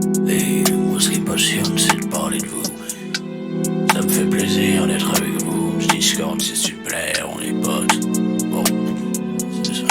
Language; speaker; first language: French; native; French